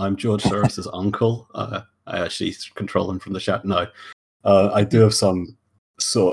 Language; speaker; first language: English; native; English